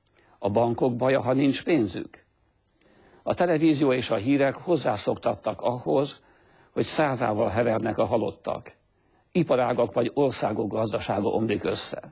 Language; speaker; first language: Hungarian; native; Hungarian